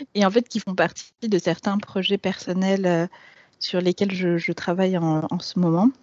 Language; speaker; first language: French; native; French